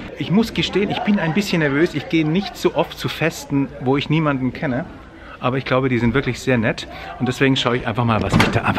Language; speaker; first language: German; native; German